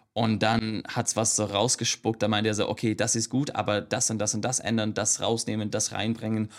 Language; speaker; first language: German; non-native, fluent; English